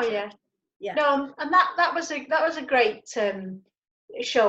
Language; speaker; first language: English; native; English